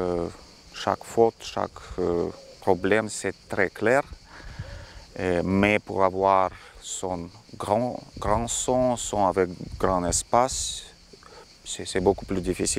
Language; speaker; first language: French; non-native, learner; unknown